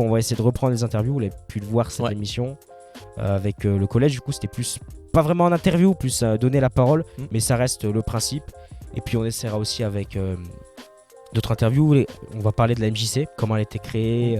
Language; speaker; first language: French; native; French